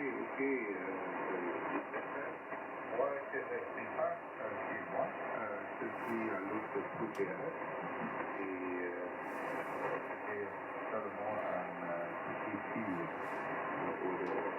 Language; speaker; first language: French; non-native, learner; German